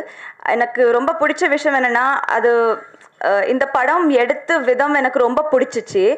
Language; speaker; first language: Tamil; non-native, learner; Telugu